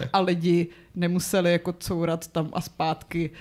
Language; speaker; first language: Czech; native; Czech